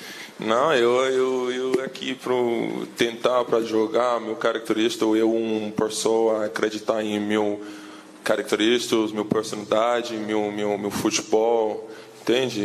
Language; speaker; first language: Portuguese; non-native, learner; English